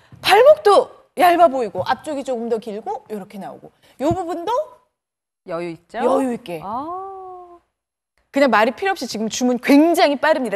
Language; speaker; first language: Korean; native; Korean